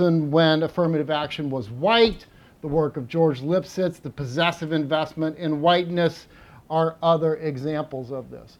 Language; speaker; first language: English; native; English